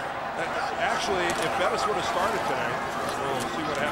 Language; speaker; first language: English; native; English